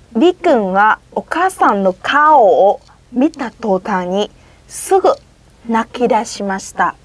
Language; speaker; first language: Japanese; non-native, fluent; Vietnamese